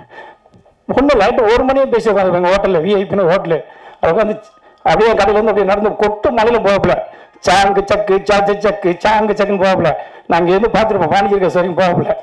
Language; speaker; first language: Tamil; native; Tamil